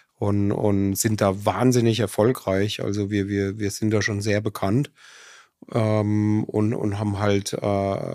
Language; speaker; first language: German; native; German